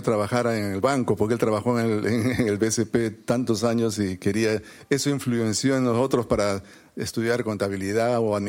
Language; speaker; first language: Spanish; native; Spanish